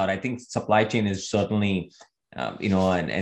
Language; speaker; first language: English; non-native, local second language; Hindi